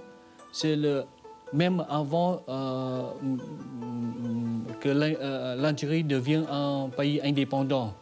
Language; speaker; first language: French; non-native, fluent; Vietnamese